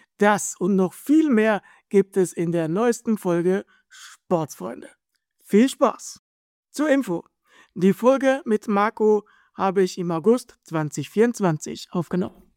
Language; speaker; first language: German; native; German